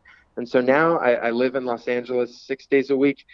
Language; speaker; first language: English; native; English